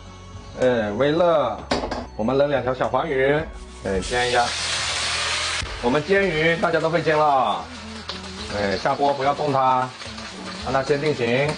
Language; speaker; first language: Chinese; native; Chinese